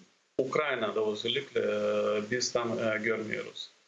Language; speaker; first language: Turkish; non-native, fluent; Ukrainian